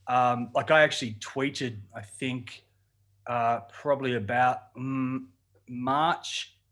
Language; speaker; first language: English; native; English